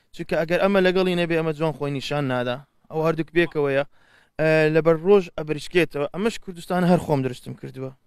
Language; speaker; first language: Central Kurdish; early bilingual, heritage; Central Kurdish